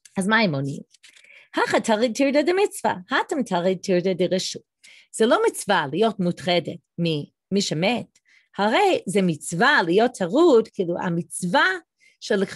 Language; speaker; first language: Hebrew; non-native, fluent; English